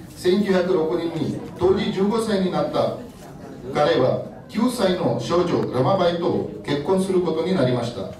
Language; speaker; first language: Japanese; non-native, fluent; Marathi